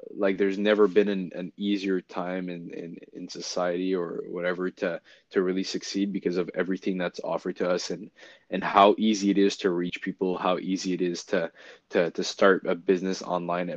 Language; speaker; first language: English; non-native, fluent; French